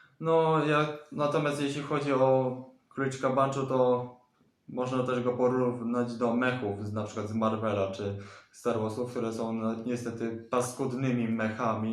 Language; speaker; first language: Polish; native; Polish